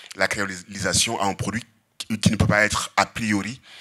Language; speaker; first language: French; non-native, local second language; Serer